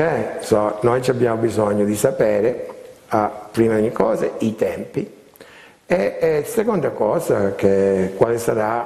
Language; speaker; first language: Italian; early bilingual, heritage; Italian